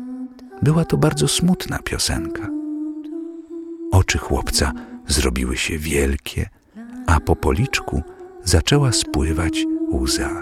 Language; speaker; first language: Polish; native; Polish